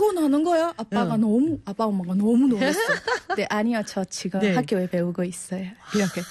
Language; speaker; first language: Korean; non-native, learner; Burmese